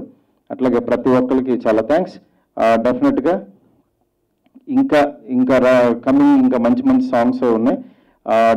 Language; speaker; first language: Telugu; native; Telugu